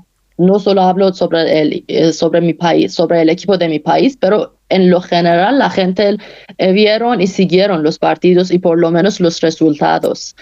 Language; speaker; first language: Spanish; non-native, fluent; Persian